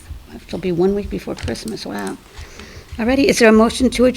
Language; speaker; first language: English; native; English